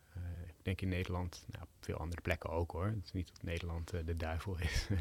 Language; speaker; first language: Dutch; native; Dutch